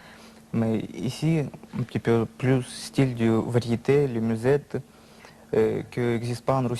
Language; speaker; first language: French; non-native, learner; Russian